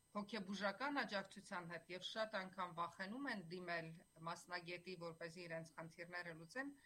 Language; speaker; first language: Armenian; native; Armenian